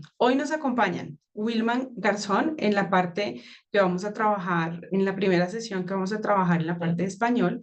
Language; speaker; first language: Spanish; native; Spanish